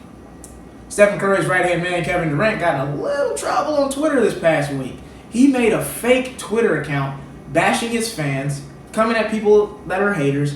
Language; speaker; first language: English; native; English